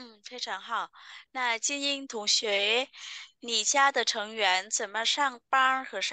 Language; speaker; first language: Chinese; non-native, learner; Vietnamese